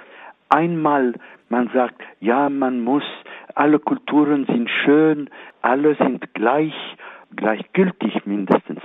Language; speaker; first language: German; non-native, fluent; Arabic